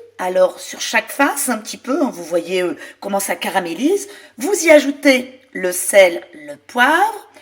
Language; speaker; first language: French; native; French